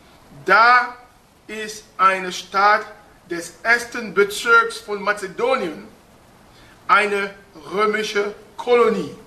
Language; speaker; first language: German; non-native, fluent; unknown